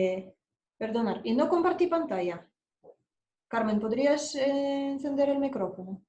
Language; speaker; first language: Spanish; non-native, fluent; Russian